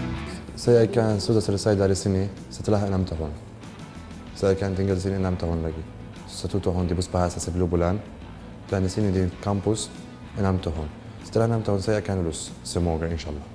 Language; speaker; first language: Indonesian; non-native, learner; Arabic